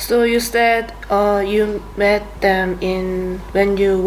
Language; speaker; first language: English; non-native, learner; Korean